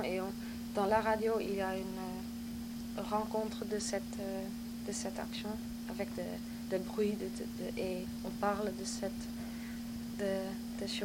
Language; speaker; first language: French; non-native, learner; Dutch